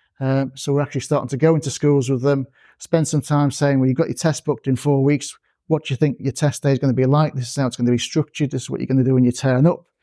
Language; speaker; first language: English; native; English